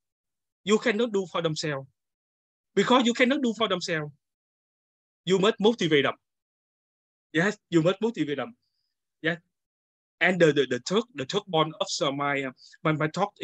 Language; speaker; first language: English; non-native, learner; Vietnamese